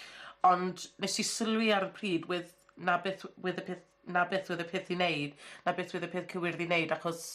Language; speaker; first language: Welsh; non-native, fluent; English